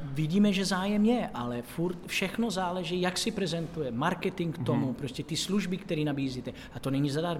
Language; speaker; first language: Czech; non-native, fluent; Italian